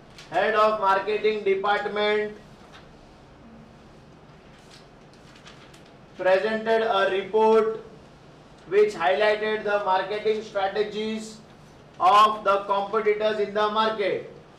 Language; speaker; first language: English; non-native, local second language; Hindi